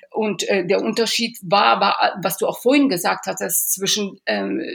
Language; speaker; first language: German; early bilingual, other home language; Persian